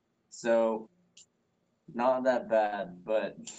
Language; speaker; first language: English; native; English